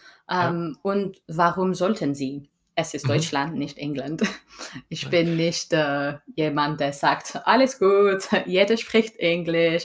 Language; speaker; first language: German; non-native, learner; English